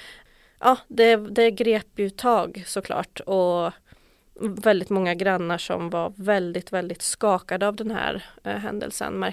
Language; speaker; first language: Swedish; native; Swedish